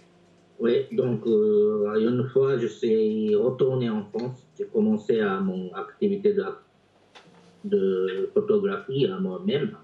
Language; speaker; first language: French; non-native, fluent; Japanese